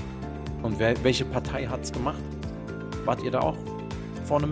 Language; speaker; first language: German; native; German